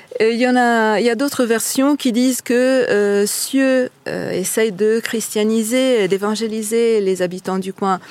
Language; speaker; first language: French; non-native, fluent; Italian